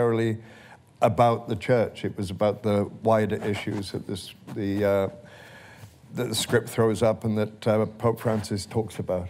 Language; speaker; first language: English; native; English